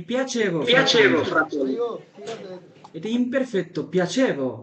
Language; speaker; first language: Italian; non-native, fluent; Bangla